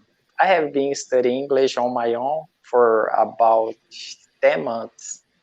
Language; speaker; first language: English; non-native, learner; Portuguese